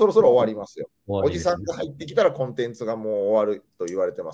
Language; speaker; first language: Japanese; native; Japanese